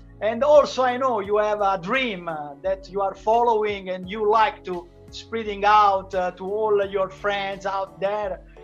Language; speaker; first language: English; non-native, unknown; Italian